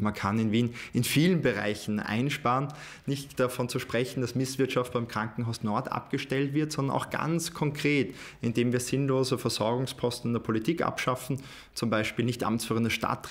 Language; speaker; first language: German; native; German